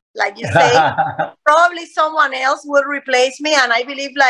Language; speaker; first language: English; non-native, fluent; Spanish